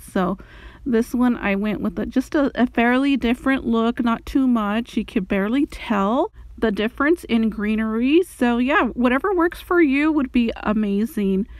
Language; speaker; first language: English; native; English